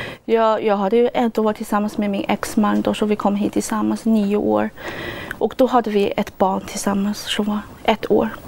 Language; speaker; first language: Swedish; non-native, fluent; Chinese